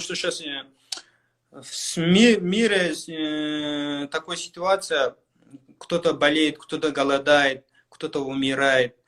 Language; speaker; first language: Russian; non-native, local second language; Kyrgyz